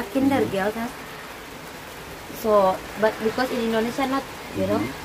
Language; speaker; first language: English; non-native, learner; Indonesian